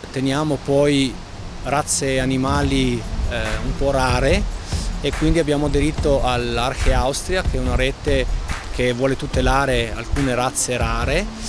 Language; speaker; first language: Italian; non-native, local second language; Ladin